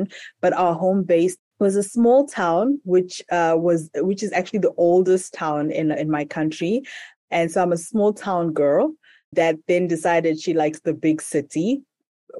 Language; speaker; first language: English; non-native, local second language; Shona